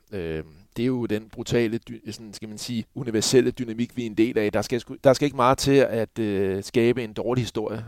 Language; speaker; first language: Danish; native; Danish